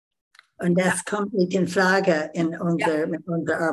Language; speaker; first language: German; non-native, learner; English